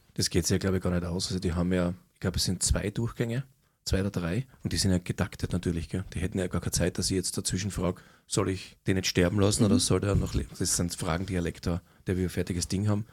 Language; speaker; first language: German; native; German